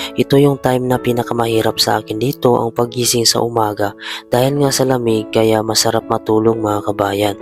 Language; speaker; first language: Filipino; native; Filipino